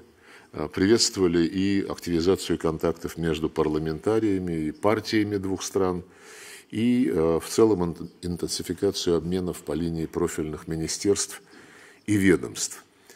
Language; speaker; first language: Russian; native; Russian